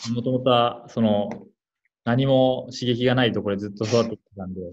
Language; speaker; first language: Japanese; native; Japanese